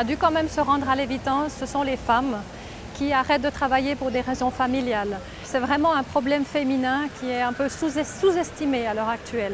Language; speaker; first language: French; native; French